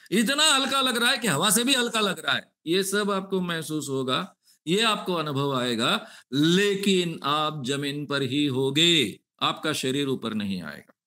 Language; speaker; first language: Hindi; non-native, local second language; Marathi